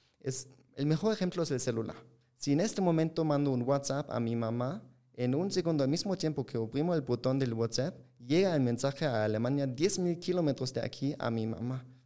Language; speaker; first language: Spanish; non-native, fluent; German